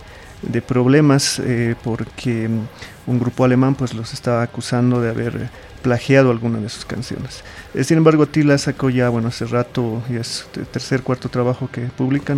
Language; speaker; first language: Spanish; native; Spanish